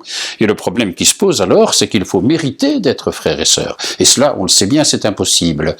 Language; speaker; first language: French; native; French